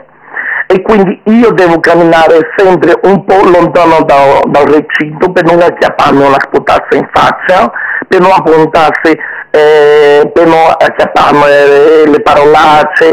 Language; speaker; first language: Italian; non-native, fluent; Portuguese